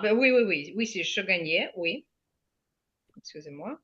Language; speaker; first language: French; non-native, fluent; Ukrainian